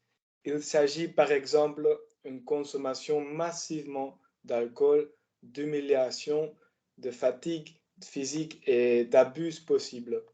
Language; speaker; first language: French; non-native, learner; Dutch